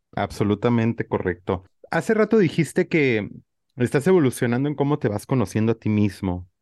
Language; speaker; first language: Spanish; native; Spanish